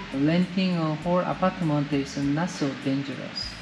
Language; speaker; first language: English; non-native, learner; Korean